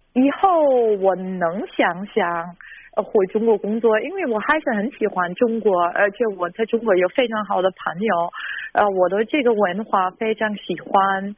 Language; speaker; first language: Chinese; non-native, fluent; German